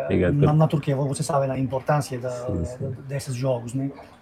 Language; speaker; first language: Portuguese; non-native, learner; Turkish